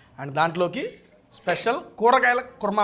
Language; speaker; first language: Telugu; native; Telugu